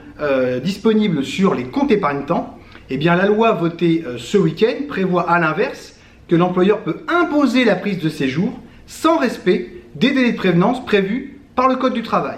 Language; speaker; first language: French; native; French